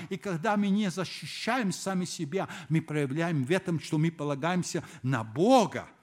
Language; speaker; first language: Russian; early bilingual, heritage; Russian